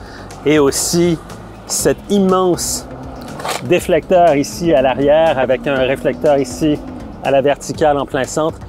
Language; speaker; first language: French; native; French